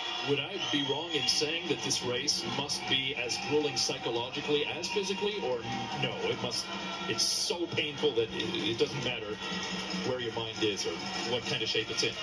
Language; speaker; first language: English; native; English